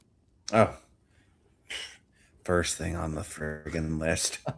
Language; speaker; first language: English; native; English